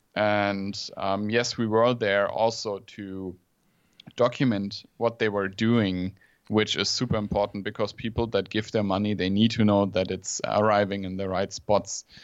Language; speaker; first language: English; non-native, fluent; German